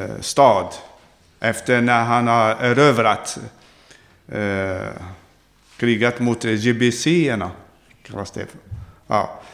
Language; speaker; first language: Swedish; non-native, fluent; Arabic